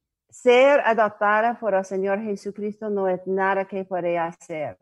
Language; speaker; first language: Spanish; non-native, learner; English